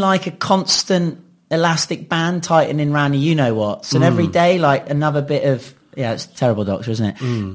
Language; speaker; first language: English; native; English